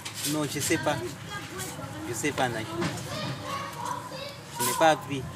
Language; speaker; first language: French; non-native, fluent; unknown